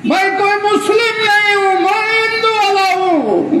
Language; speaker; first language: Hindi; non-native, local second language; Marathi